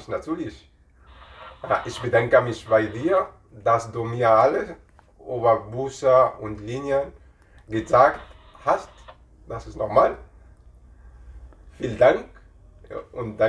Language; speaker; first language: German; non-native, learner; Arabic